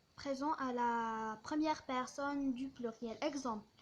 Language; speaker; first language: French; non-native, local second language; Arabic